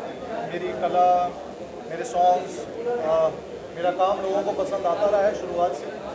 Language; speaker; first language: Hindi; native; Hindi